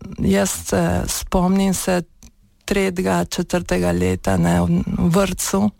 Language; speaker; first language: Slovenian; early bilingual, heritage; Slovenian